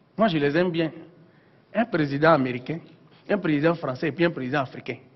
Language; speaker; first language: French; non-native, local second language; Bambara